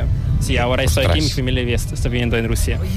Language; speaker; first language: Spanish; non-native, fluent; Korean